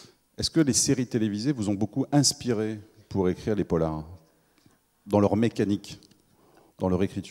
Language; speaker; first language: French; native; French